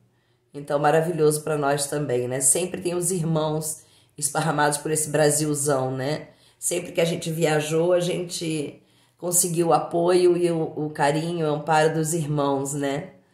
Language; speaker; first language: Portuguese; native; Portuguese